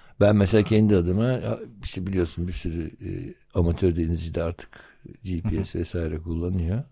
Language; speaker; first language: Turkish; native; Turkish